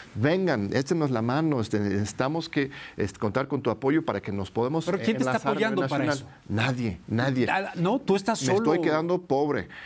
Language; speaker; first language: Spanish; non-native, fluent; English